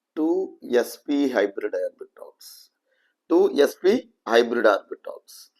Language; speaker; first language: English; non-native, local second language; Telugu